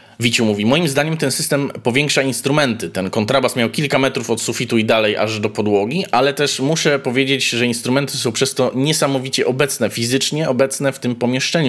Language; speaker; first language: Polish; native; Polish